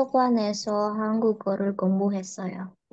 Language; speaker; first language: Korean; non-native, learner; Indonesian